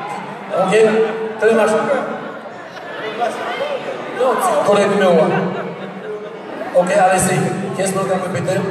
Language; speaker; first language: French; non-native, local second language; Haitian Creole